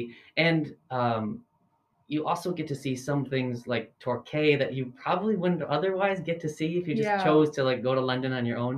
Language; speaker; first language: English; native; English